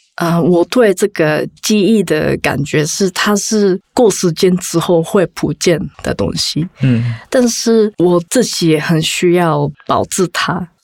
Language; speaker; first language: Chinese; non-native, fluent; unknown